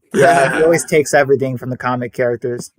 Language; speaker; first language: English; native; English